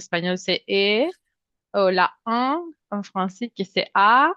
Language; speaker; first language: French; non-native, fluent; Spanish